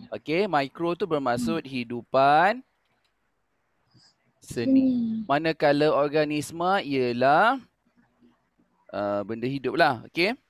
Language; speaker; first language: Malay; native; Malay